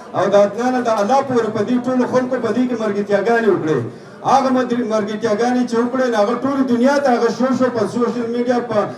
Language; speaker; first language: Pashto; non-native, local second language; Gujari